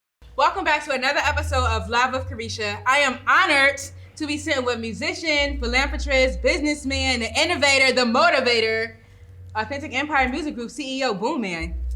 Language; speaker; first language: English; native; English